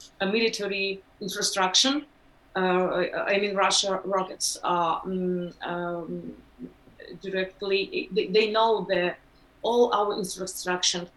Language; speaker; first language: English; non-native, learner; Ukrainian